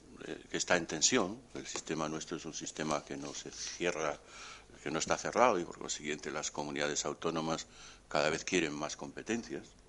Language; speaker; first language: Spanish; native; Spanish